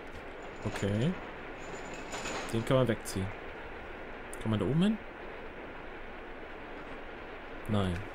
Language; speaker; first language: German; native; German